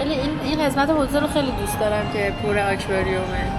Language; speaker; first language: Persian; native; Persian